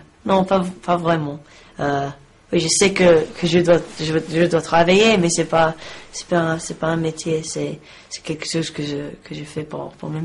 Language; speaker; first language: French; non-native, learner; English